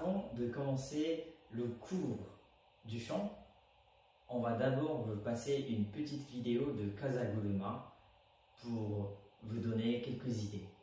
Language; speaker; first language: French; non-native, fluent; Japanese